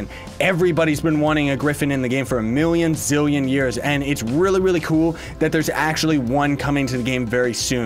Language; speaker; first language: English; native; English